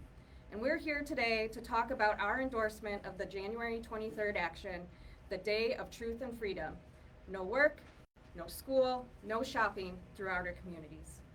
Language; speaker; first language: English; native; English